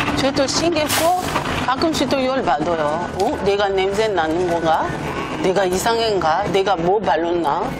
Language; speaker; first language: Korean; non-native, learner; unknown